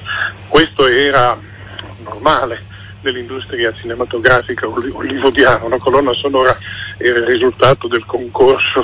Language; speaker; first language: Italian; native; Italian